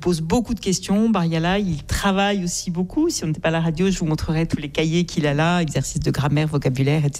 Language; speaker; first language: French; native; French